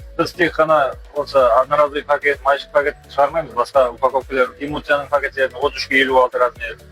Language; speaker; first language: Uzbek; non-native, local second language; Kara-Kalpak